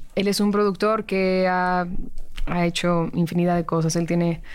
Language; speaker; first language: Spanish; native; Spanish